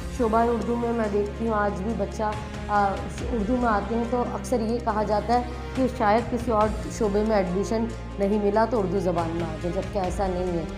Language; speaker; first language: Urdu; native; Urdu